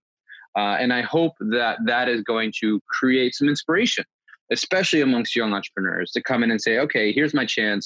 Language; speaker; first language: English; native; English